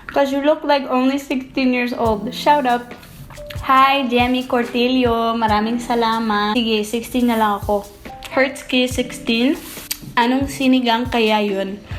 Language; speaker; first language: Filipino; non-native, fluent; English